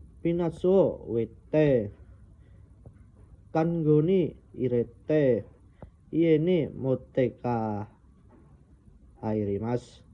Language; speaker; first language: Japanese; non-native, learner; Indonesian